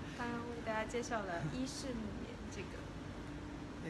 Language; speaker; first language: Chinese; native; Chinese